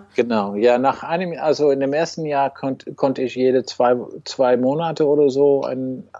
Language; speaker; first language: German; non-native, fluent; English